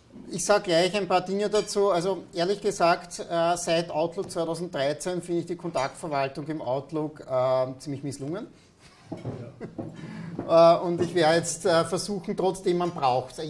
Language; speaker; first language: German; native; German